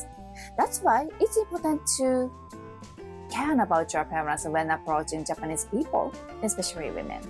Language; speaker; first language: English; non-native, fluent; Japanese